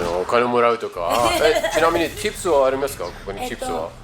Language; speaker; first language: Japanese; non-native, learner; English